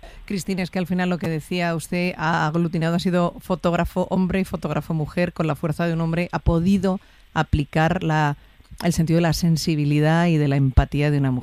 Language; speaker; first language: Spanish; native; Spanish